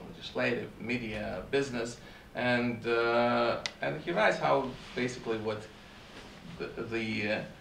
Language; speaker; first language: English; non-native, fluent; Russian